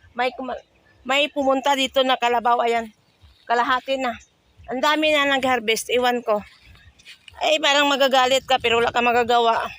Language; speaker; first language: Filipino; non-native, local second language; Hiligaynon